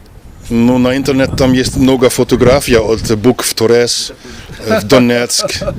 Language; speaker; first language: Russian; non-native, learner; Dutch